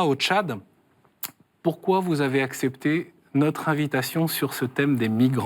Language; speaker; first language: French; native; French